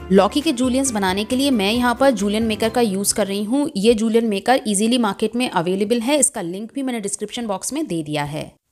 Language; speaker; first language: Hindi; native; Hindi